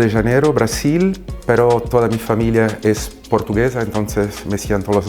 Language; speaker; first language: Spanish; non-native, fluent; Portuguese